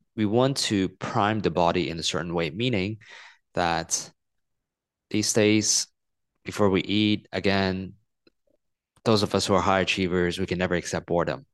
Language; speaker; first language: English; non-native, local second language; Cantonese